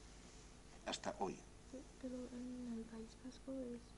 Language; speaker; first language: Spanish; non-native, fluent; Chinese